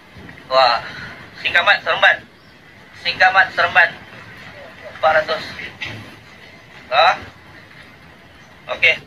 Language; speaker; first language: Malay; native; Malay